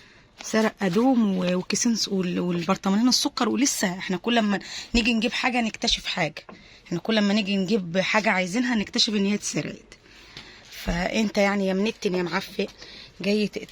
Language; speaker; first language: Arabic; native; Arabic